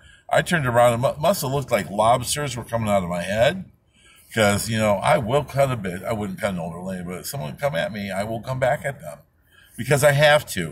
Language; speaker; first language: English; native; English